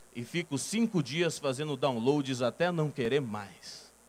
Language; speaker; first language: Portuguese; native; Portuguese